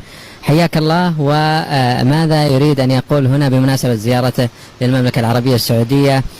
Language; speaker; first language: Arabic; native; Arabic